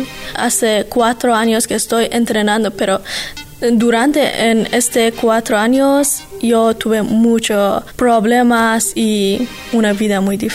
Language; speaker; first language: Spanish; non-native, learner; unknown